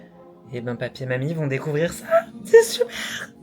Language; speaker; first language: French; native; French